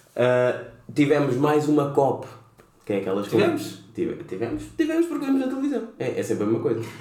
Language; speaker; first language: Portuguese; native; Portuguese